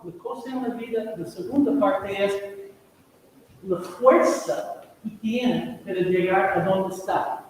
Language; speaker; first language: Spanish; non-native, fluent; English